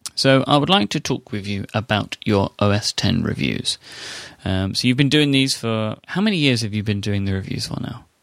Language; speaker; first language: English; native; English